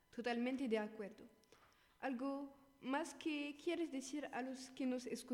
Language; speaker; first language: Spanish; non-native, learner; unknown